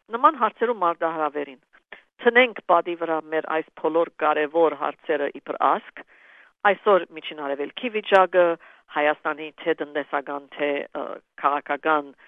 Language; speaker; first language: Armenian; early bilingual, heritage; Armenian